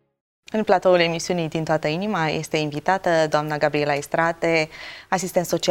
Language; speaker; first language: Romanian; native; Romanian